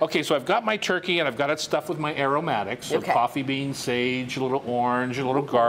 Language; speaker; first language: English; native; English